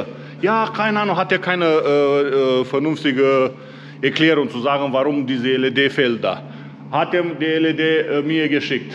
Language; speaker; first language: German; non-native, learner; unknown